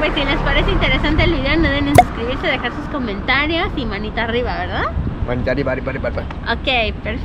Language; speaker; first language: Spanish; native; Spanish